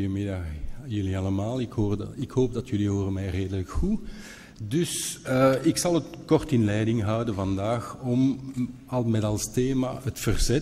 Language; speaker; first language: Dutch; non-native, local second language; French